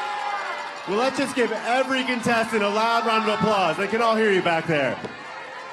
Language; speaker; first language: English; native; English